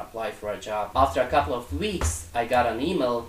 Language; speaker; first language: English; non-native, fluent; Persian